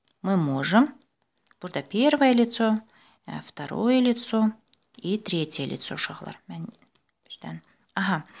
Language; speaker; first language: Russian; non-native, local second language; Azerbaijani